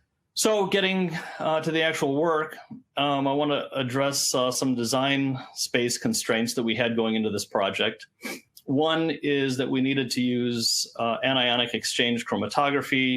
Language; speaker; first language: English; native; English